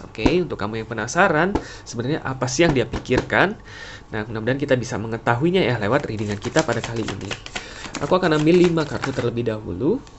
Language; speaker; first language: Indonesian; native; Indonesian